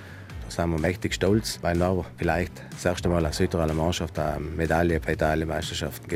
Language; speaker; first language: German; native; German